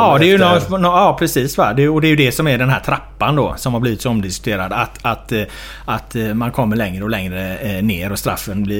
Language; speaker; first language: Swedish; native; Swedish